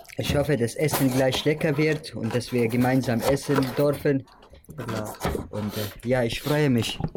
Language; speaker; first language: German; non-native, fluent; Arabic